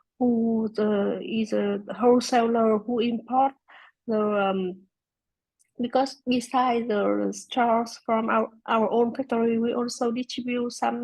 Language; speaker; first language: English; non-native, learner; Vietnamese